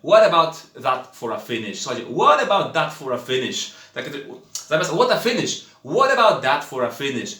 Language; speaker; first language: English; non-native, fluent; Polish